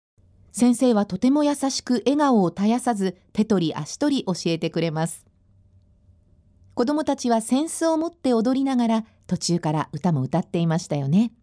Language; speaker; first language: Japanese; native; Japanese